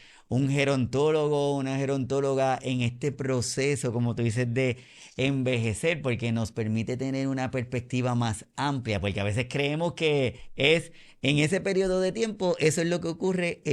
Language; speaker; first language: Spanish; native; Spanish